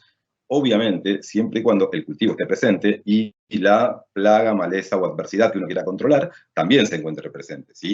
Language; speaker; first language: Spanish; native; Spanish